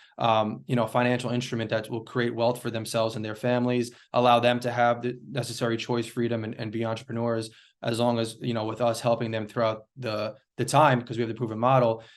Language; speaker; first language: English; native; English